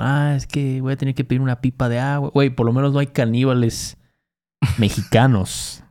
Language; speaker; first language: Spanish; native; Spanish